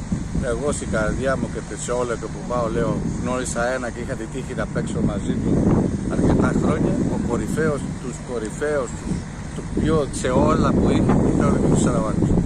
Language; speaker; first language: Greek; non-native, fluent; Spanish